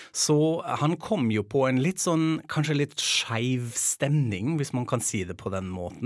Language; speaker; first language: Norwegian; non-native, fluent; German